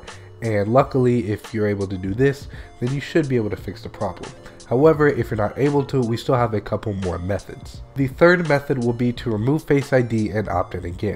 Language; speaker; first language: English; native; English